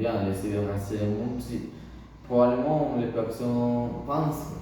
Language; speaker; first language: French; non-native, learner; Spanish